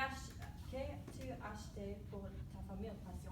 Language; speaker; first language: French; non-native, learner; English